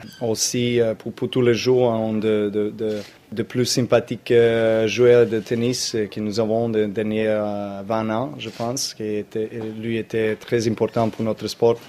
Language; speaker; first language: French; non-native, learner; Serbian